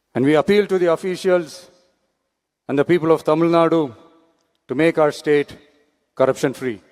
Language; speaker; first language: English; non-native, local second language; Tamil